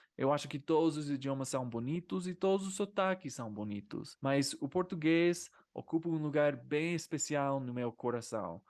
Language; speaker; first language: Portuguese; non-native, fluent; English